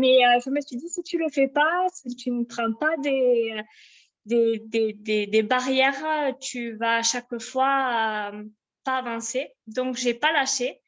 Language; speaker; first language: French; native; French